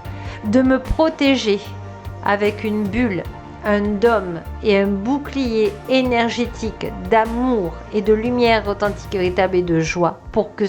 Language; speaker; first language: French; native; French